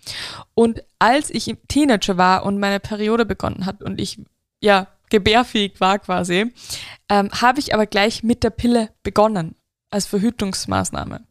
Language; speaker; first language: German; native; German